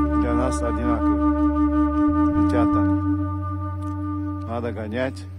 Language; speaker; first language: Russian; non-native, local second language; Uzbek